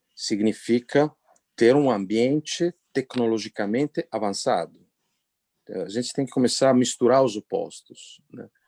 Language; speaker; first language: Portuguese; non-native, fluent; Italian